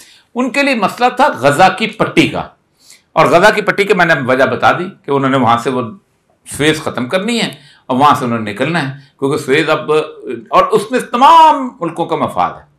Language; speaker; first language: Urdu; native; Urdu